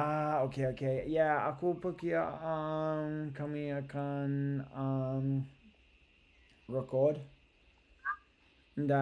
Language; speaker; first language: Indonesian; non-native, learner; English